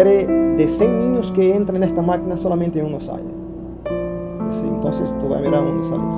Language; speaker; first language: Spanish; non-native, fluent; Portuguese